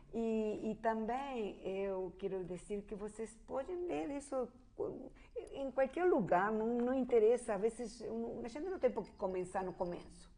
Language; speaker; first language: Portuguese; non-native, fluent; Spanish